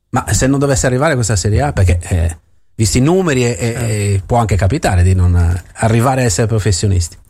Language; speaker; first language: Italian; native; Italian